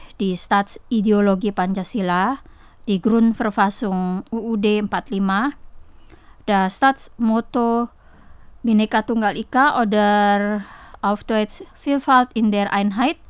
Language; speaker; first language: German; non-native, fluent; Indonesian